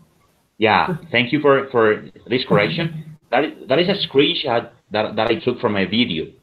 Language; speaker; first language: English; non-native, fluent; Spanish